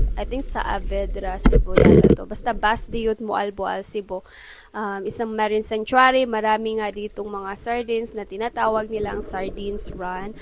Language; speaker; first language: Filipino; non-native, local second language; Cebuano